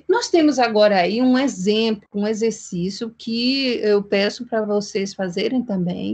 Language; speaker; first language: Portuguese; native; Portuguese